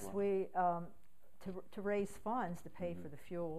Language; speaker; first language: English; native; English